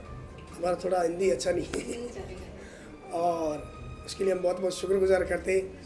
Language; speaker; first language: Hindi; non-native, local second language; Rajasthani